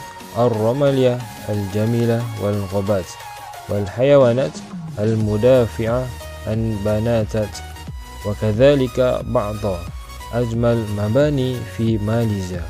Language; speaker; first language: Arabic; non-native, learner; Malay